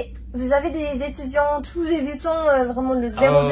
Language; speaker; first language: French; non-native, fluent; Japanese